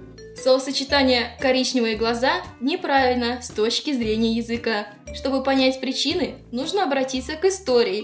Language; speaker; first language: Russian; native; Russian